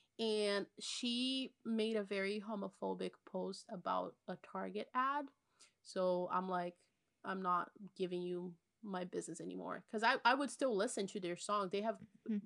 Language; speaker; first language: English; non-native, fluent; Portuguese